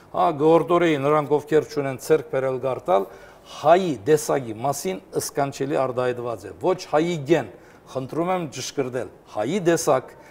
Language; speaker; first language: Armenian; early bilingual, heritage; Armenian